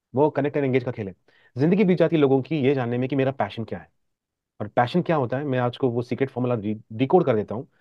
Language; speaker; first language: Hindi; non-native, local second language; Marathi